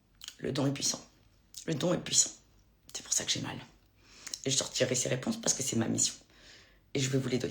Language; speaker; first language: French; native; French